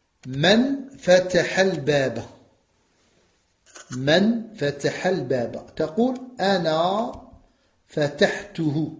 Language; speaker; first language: Arabic; non-native, fluent; French